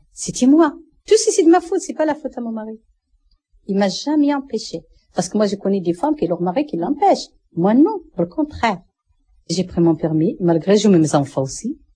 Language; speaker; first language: French; non-native, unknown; Arabic